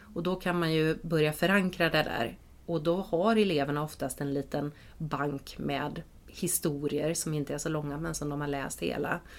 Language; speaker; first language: Swedish; native; Swedish